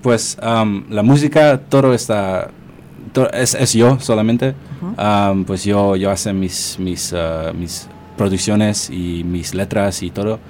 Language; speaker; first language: Spanish; early bilingual, heritage; Spanish